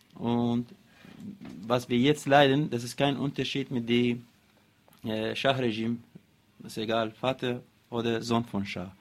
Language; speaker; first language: German; non-native, learner; Arabic